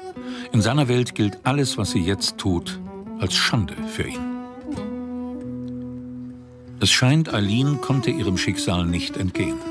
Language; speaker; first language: German; native; German